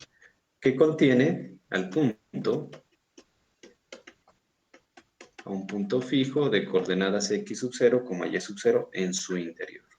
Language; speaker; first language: Spanish; native; Spanish